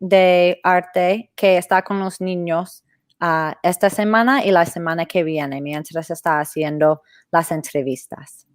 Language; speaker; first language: Spanish; non-native, fluent; English